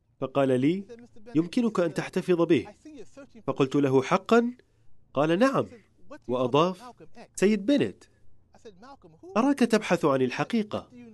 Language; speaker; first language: Arabic; non-native, fluent; English